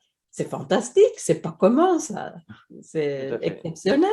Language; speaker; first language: French; non-native, fluent; Swedish